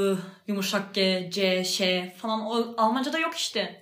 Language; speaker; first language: Turkish; early bilingual, heritage; Turkish